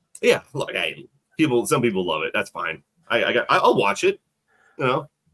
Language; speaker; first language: English; native; English